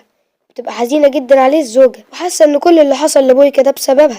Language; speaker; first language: Arabic; native; Arabic